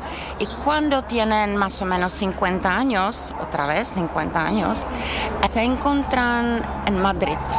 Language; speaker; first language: Spanish; non-native, learner; Czech